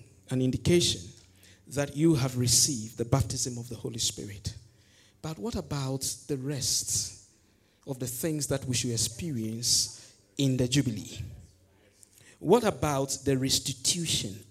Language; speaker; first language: English; non-native, local second language; Ewe